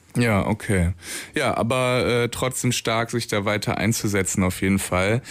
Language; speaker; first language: German; native; German